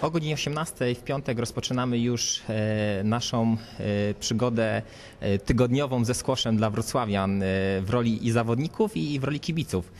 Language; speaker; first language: Polish; native; Polish